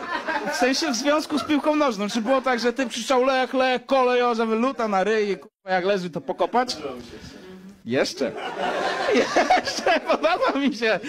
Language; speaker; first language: Polish; native; Polish